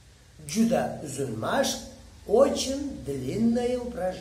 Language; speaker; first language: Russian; non-native, fluent; Uzbek